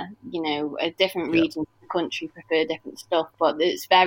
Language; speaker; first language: English; native; English